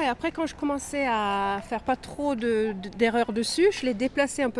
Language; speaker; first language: French; non-native, fluent; Swedish